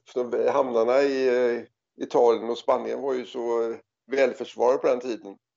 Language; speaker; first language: Swedish; native; Swedish